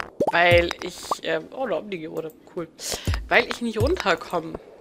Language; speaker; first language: German; native; German